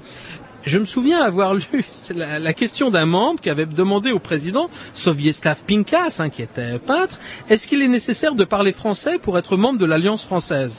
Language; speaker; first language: French; native; French